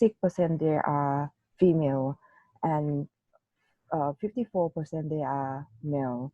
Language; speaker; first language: English; non-native, learner; Thai